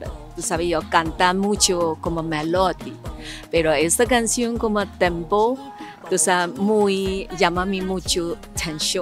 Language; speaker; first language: Spanish; non-native, learner; Chinese